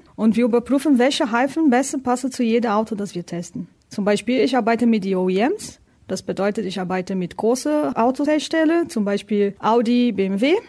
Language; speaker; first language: German; non-native, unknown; Portuguese